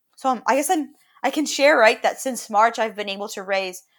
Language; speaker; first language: English; native; English